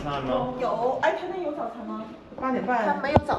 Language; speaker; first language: Chinese; native; Chinese